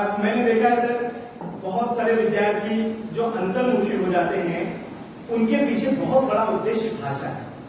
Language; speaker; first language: Hindi; native; Hindi